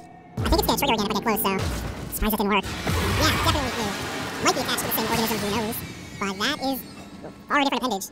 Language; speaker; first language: English; native; English